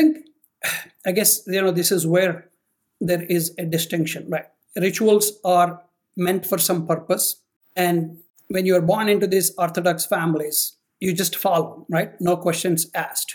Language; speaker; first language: English; non-native, local second language; Telugu